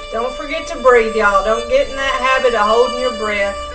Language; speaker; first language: English; native; English